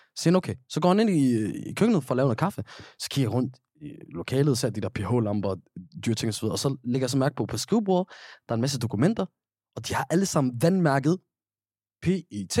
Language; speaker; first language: Danish; early bilingual, other home language; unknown